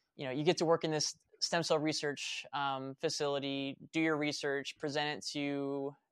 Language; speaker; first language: English; native; English